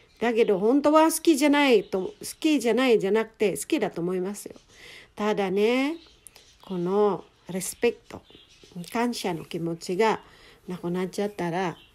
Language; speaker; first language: Japanese; non-native, fluent; Filipino